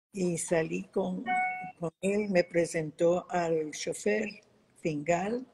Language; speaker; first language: Spanish; early bilingual, other home language; Yiddish